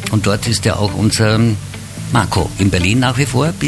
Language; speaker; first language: German; native; German